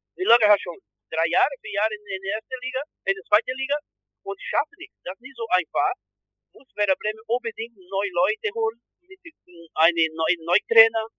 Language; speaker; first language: German; non-native, learner; Portuguese